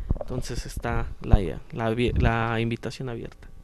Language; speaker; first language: Spanish; native; Spanish